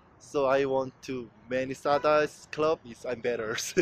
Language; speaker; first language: English; non-native, learner; Korean